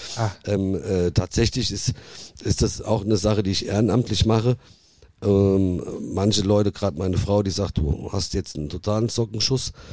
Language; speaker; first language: German; early bilingual, other home language; Italian